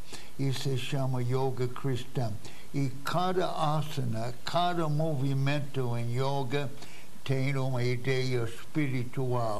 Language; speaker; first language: Portuguese; non-native, fluent; English